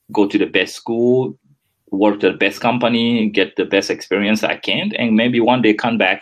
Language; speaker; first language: English; non-native, fluent; French